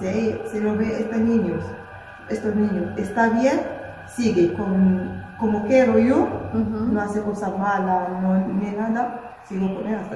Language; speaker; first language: Spanish; non-native, local second language; Arabic